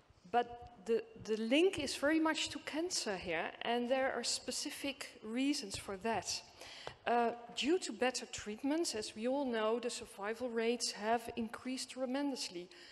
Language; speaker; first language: English; non-native, fluent; Dutch